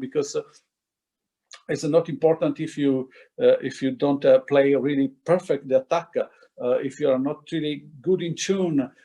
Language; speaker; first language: English; non-native, fluent; Italian